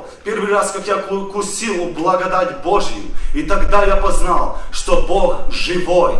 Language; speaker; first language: Russian; early bilingual, heritage; Russian